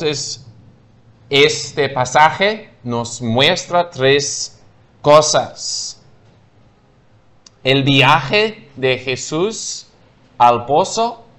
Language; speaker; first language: Spanish; non-native, fluent; English